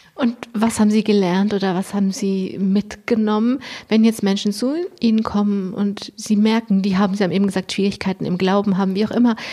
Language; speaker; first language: German; native; German